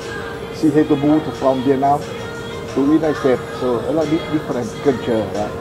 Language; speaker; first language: English; non-native, learner; Vietnamese